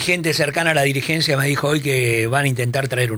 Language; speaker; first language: Spanish; native; Spanish